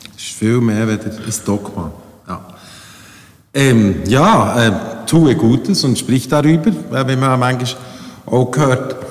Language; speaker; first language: German; native; German